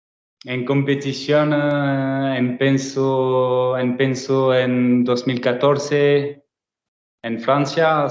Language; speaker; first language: Spanish; non-native, learner; French